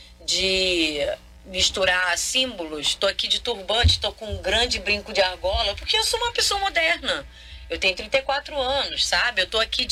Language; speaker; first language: Portuguese; non-native, local second language; Kabuverdianu